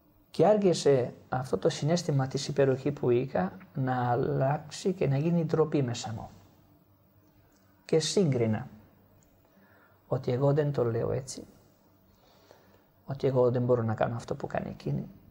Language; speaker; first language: Greek; non-native, fluent; Italian